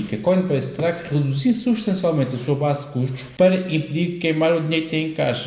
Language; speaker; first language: Portuguese; native; Portuguese